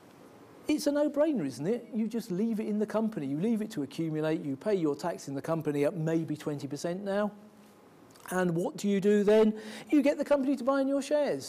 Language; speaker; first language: English; native; English